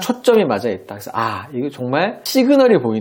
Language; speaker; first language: Korean; native; Korean